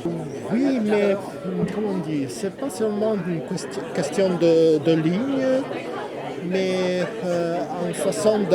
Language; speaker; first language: French; non-native, fluent; Italian